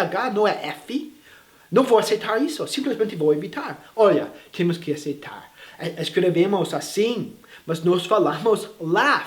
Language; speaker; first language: Portuguese; non-native, fluent; English